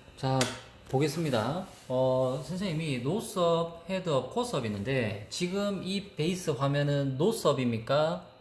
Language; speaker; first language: Korean; native; Korean